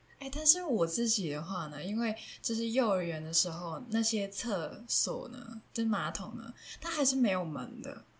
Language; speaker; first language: Chinese; non-native, local second language; Cantonese